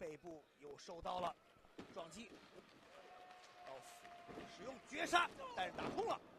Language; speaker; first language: Chinese; native; Chinese